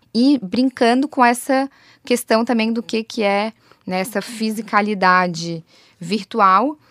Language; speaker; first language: Portuguese; native; Portuguese